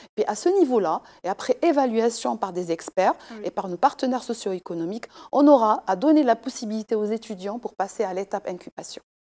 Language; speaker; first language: French; non-native, local second language; Arabic